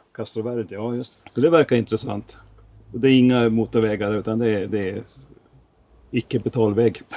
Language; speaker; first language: Swedish; native; Swedish